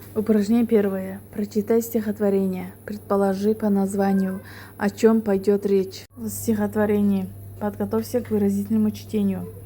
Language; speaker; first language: Russian; non-native, local second language; Kazakh